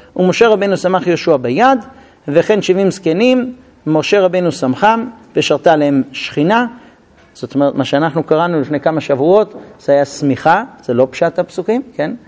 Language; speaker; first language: Hebrew; non-native, fluent; English